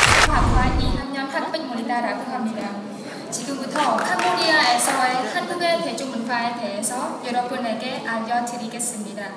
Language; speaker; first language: Korean; non-native, learner; Khmer